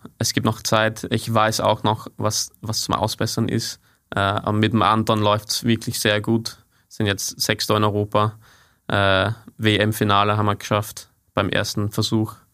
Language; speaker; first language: German; non-native, fluent; English